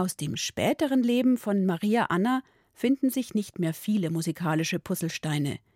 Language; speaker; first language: German; native; German